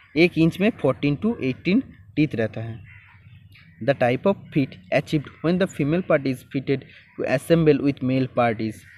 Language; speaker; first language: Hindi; non-native, local second language; Bangla